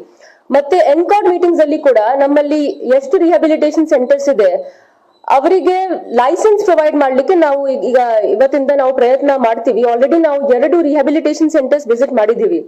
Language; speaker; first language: Kannada; non-native, fluent; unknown